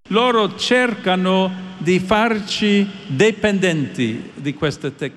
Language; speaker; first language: Italian; non-native, fluent; English